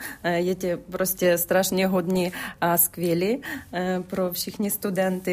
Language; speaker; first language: Czech; non-native, learner; Ukrainian